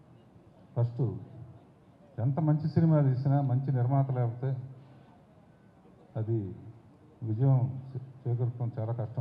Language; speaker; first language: Telugu; native; Telugu